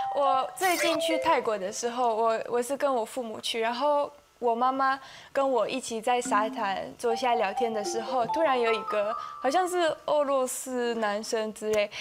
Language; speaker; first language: Chinese; non-native, fluent; Italian